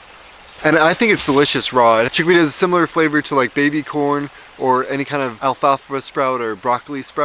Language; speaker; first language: English; native; English